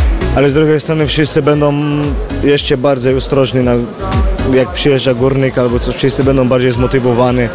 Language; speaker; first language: Polish; non-native, fluent; Slovenian